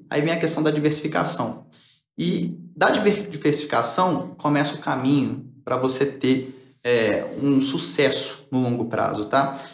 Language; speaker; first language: Portuguese; early bilingual, other home language; Spanish